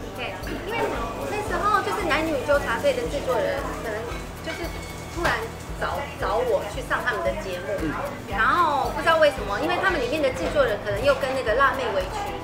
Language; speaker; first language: Chinese; early bilingual, heritage; Chinese